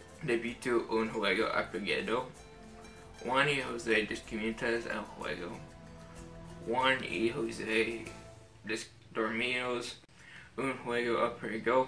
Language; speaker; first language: Spanish; non-native, learner; English